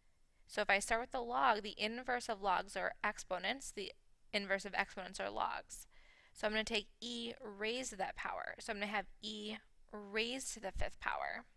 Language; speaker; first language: English; native; English